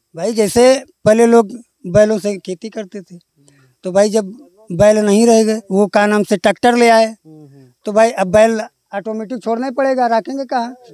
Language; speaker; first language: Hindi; native; Hindi